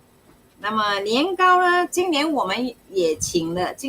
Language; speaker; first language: Chinese; native; Chinese